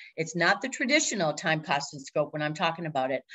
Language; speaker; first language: English; native; English